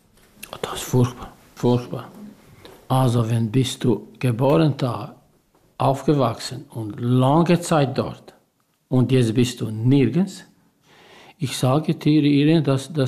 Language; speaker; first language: German; non-native, learner; Albanian